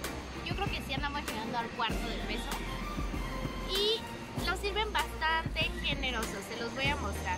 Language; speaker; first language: Spanish; native; Spanish